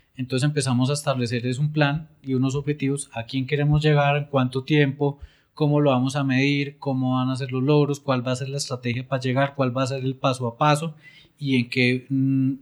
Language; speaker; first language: Spanish; native; Spanish